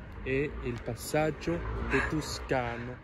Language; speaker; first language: Italian; non-native, learner; English